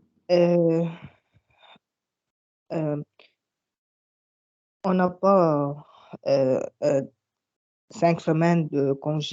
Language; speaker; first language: French; non-native, learner; Arabic